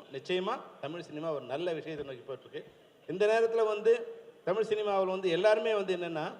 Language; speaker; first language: Tamil; native; Tamil